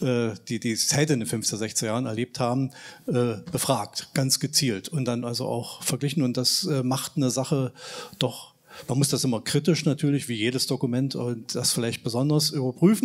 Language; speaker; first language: German; native; German